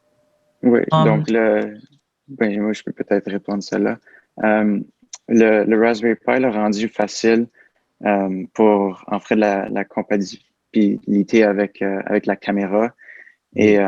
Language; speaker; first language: French; native; French